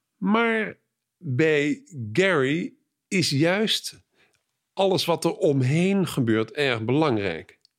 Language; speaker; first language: Dutch; native; Dutch